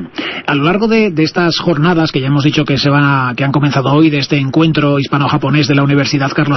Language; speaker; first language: Spanish; native; Spanish